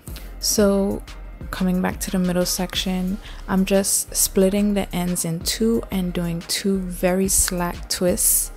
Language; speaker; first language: English; native; English